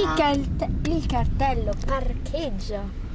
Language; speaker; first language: Italian; native; Italian